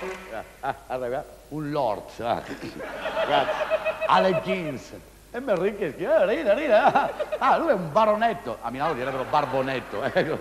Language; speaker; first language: Italian; native; Italian